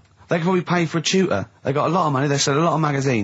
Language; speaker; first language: English; native; English